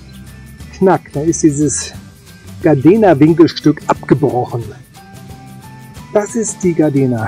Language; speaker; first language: German; native; German